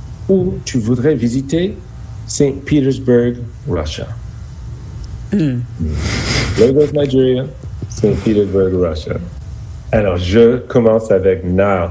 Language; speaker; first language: French; non-native, fluent; English